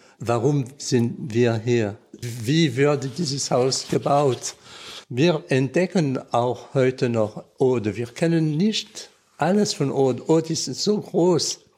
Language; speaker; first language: German; non-native, local second language; French